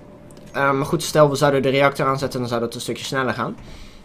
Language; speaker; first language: Dutch; native; Dutch